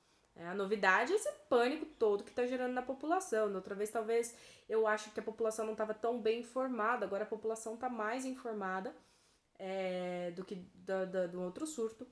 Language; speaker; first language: Portuguese; native; Portuguese